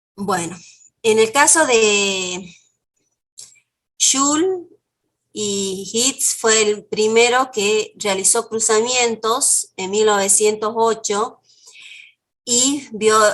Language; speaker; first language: Spanish; native; Spanish